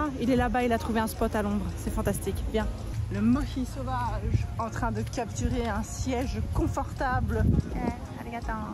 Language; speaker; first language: French; native; French